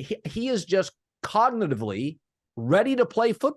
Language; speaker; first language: English; native; English